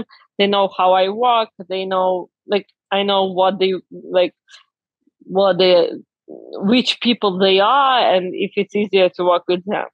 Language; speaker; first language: English; non-native, learner; Ukrainian